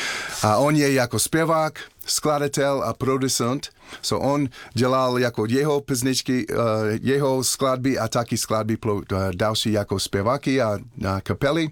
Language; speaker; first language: Czech; non-native, learner; English